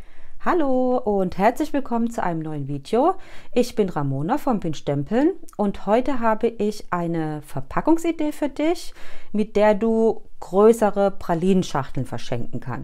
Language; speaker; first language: German; native; German